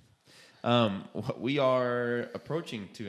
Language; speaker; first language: English; native; English